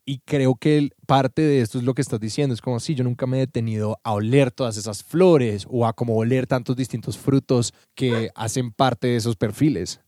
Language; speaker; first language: Spanish; native; Spanish